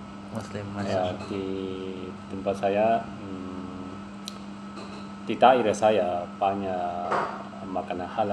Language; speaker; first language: Indonesian; non-native, learner; Chinese